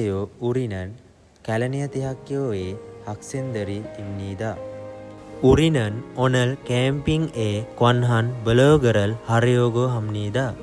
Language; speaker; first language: Korean; non-native, learner; Sinhala